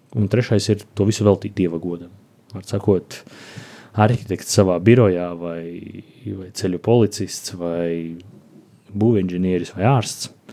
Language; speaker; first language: Latvian; native; Latvian